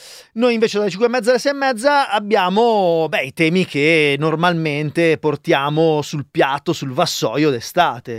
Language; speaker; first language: Italian; native; Italian